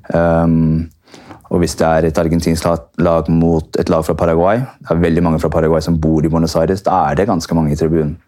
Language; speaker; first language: Norwegian; early bilingual, heritage; Norwegian